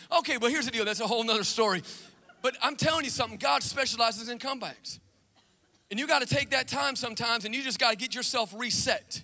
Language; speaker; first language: English; native; English